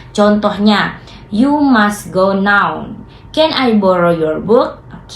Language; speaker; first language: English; non-native, learner; Indonesian